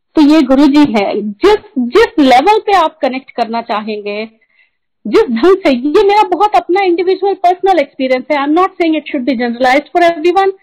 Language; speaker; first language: Hindi; native; Hindi